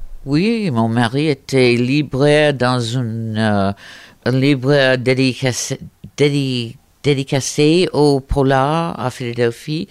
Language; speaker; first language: French; non-native, fluent; English